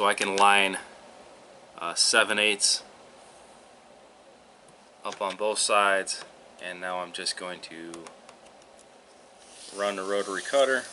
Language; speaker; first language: English; native; English